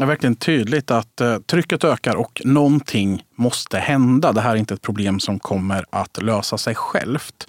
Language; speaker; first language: Swedish; native; Swedish